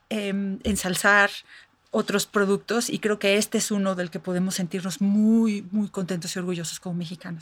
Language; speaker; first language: Spanish; native; Spanish